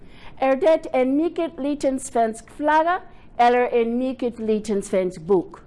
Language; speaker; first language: Swedish; non-native, fluent; English